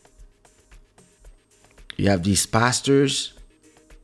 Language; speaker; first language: English; non-native, fluent; French